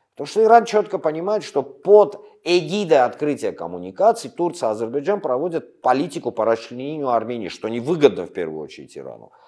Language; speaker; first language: Russian; non-native, local second language; Armenian